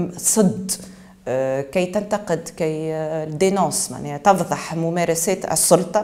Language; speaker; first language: Arabic; native; Arabic